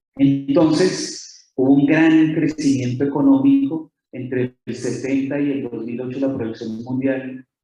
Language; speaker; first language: Spanish; native; Spanish